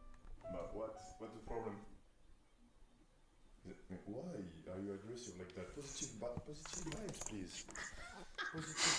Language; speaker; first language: English; non-native, learner; French